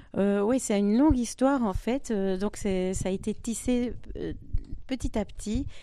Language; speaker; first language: French; native; French